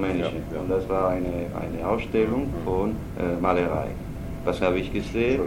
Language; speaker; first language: German; non-native, learner; Spanish